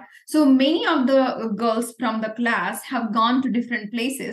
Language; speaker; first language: English; non-native, local second language; Marathi